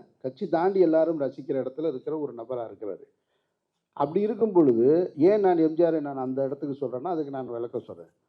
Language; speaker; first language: Tamil; native; Tamil